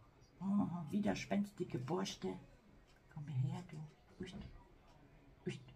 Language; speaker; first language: German; non-native, fluent; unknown